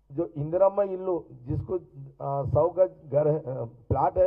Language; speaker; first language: Hindi; non-native, local second language; Telugu